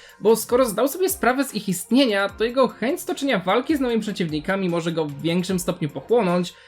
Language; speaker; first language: Polish; native; Polish